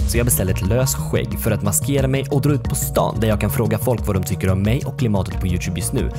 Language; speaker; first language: Swedish; early bilingual, other home language; Russian